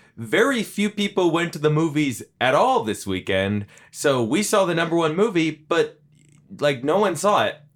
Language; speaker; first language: English; native; English